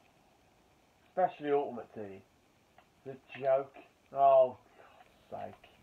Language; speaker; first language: English; native; English